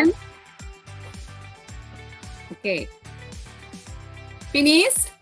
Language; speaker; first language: English; non-native, learner; Indonesian